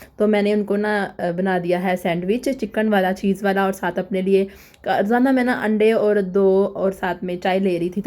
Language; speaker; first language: Urdu; non-native, local second language; Punjabi